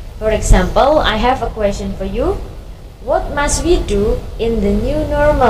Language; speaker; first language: English; non-native, fluent; Indonesian